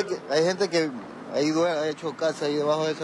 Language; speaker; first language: Spanish; native; Spanish